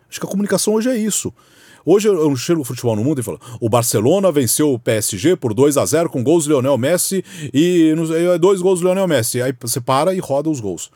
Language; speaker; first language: Portuguese; native; Portuguese